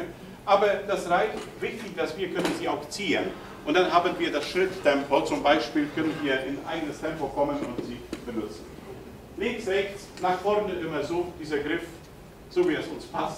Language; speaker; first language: German; non-native, fluent; Polish